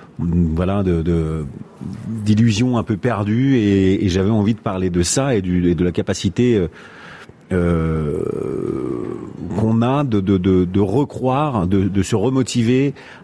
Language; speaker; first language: French; native; French